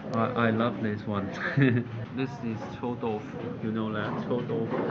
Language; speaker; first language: English; non-native, learner; Chinese